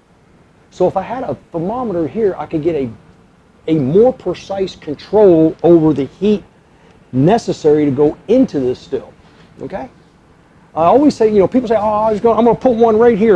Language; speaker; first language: English; native; English